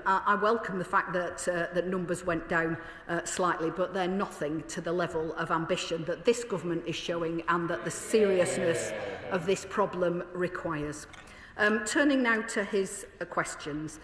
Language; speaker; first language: English; native; English